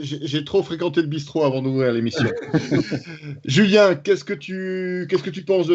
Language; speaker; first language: French; native; French